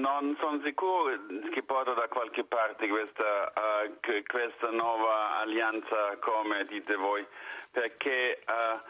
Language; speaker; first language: Italian; non-native, fluent; German